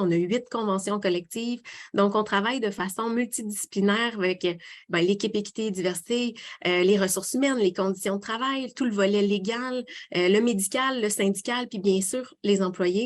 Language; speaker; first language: French; native; French